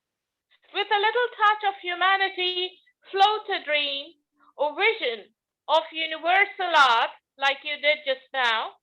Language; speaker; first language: English; non-native, learner; Italian